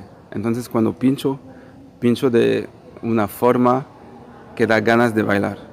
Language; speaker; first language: Spanish; non-native, fluent; Portuguese